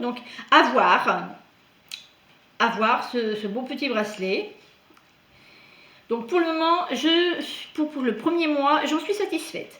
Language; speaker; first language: French; native; French